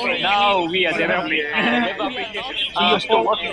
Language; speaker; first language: English; non-native, learner; Japanese